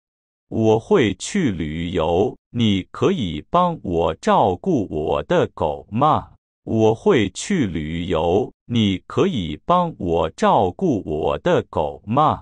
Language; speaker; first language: Chinese; non-native, learner; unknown